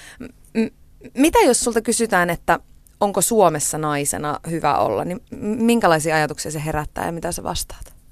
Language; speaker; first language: Finnish; native; Finnish